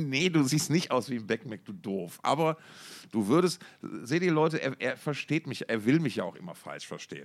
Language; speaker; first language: German; native; German